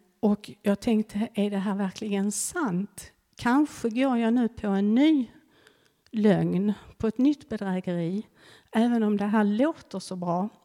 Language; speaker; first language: Swedish; native; Swedish